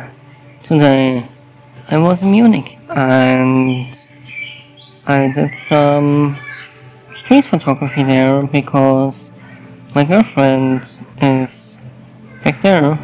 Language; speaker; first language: English; non-native, fluent; German